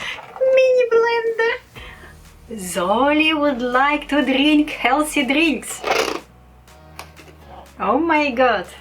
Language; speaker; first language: English; non-native, learner; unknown